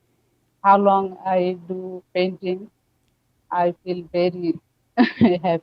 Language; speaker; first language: English; non-native, learner; Bangla